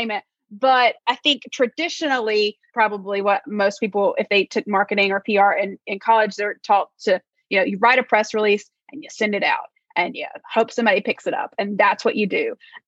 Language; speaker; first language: English; native; English